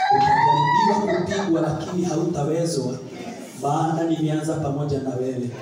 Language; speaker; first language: Swahili; non-native, local second language; Kikuyu